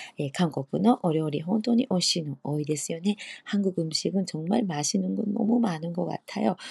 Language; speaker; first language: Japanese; native; Japanese